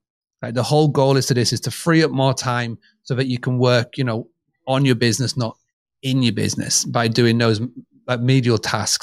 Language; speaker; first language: English; native; English